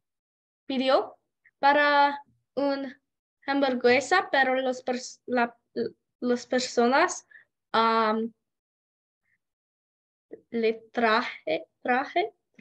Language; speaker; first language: Spanish; non-native, learner; English